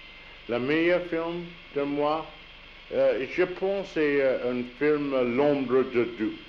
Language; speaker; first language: French; non-native, learner; English